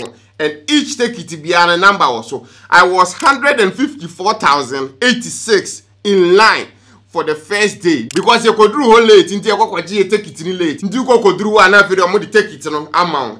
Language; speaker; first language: English; non-native, local second language; Akan